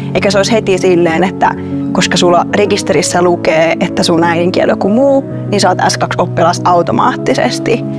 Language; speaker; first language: Finnish; early bilingual, other home language; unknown